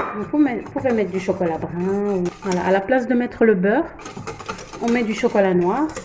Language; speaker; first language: French; non-native, local second language; Arabic